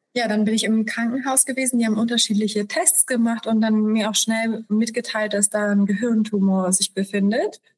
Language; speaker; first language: German; early bilingual, other home language; Polish